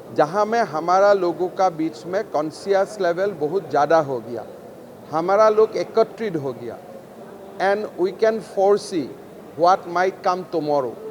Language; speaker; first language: Hindi; non-native, local second language; Assamese